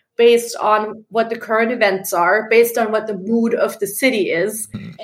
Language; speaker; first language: English; non-native, fluent; German